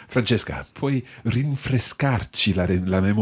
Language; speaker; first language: Italian; non-native, fluent; English